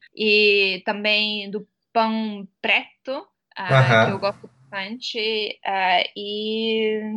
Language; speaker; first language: Portuguese; non-native, fluent; Estonian